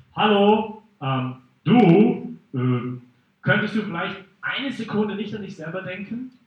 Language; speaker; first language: German; non-native, fluent; English